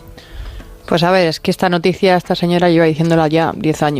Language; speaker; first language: Spanish; native; Spanish